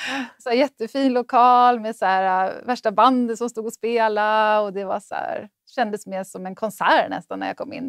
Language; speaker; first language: Swedish; native; Swedish